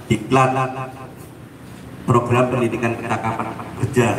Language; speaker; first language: Indonesian; native; Indonesian